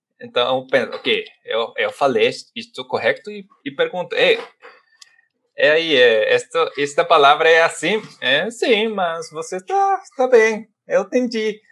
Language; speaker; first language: Portuguese; non-native, fluent; Spanish